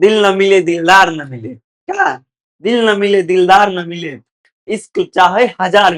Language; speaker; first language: Hindi; native; Hindi